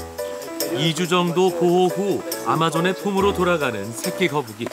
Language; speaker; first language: Korean; native; Korean